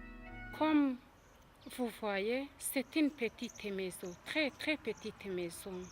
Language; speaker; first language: French; non-native, local second language; Kinyarwanda